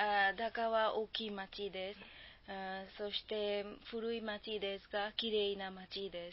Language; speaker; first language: Japanese; non-native, learner; Bangla